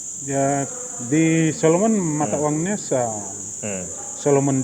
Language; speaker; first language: Indonesian; non-native, fluent; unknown